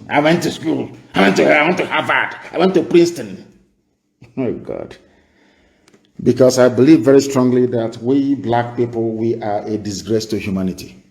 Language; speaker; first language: English; non-native, local second language; Igbo